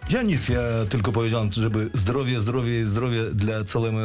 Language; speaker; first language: Polish; non-native, fluent; Russian